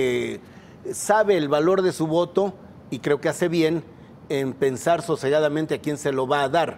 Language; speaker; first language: Spanish; native; Spanish